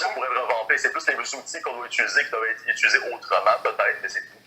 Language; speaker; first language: French; native; French